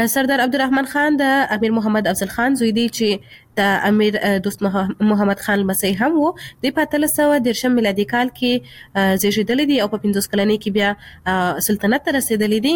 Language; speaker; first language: Pashto; native; Pashto